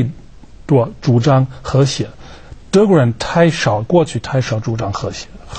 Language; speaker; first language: Chinese; non-native, fluent; German